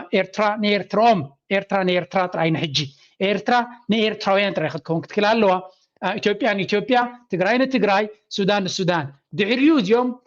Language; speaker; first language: Tigrinya; non-native, local second language; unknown